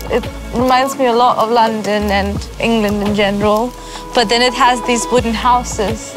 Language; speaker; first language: English; native; English